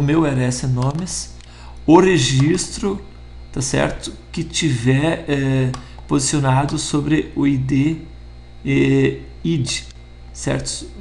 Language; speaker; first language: Portuguese; native; Portuguese